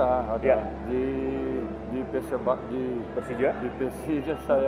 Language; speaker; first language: Indonesian; non-native, learner; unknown